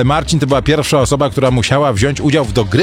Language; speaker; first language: Polish; native; Polish